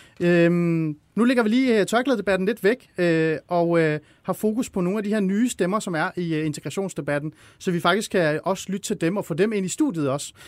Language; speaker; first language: Danish; early bilingual, other home language; Persian